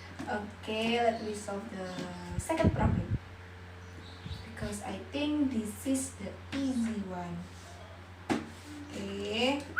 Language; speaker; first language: English; non-native, learner; Indonesian